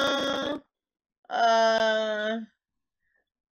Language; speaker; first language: French; non-native, fluent; English